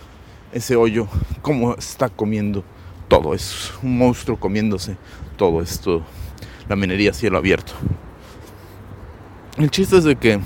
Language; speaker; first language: Spanish; native; Spanish